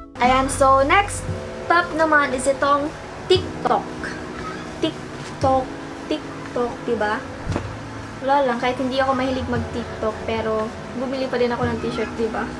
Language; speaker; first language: Filipino; non-native, local second language; Cebuano